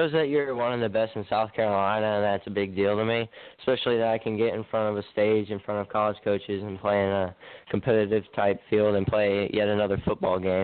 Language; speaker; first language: English; native; English